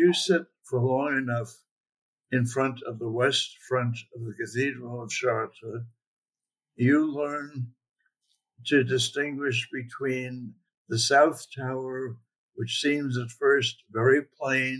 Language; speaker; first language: English; native; English